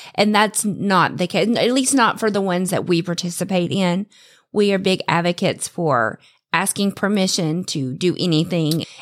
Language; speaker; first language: English; native; English